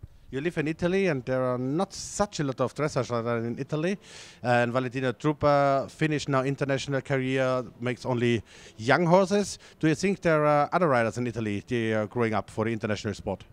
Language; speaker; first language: English; non-native, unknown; German